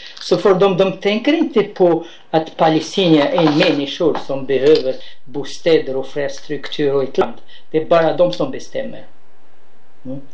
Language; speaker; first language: Swedish; non-native, fluent; Arabic